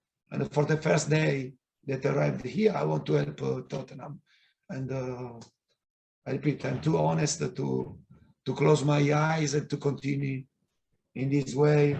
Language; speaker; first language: English; non-native, fluent; Italian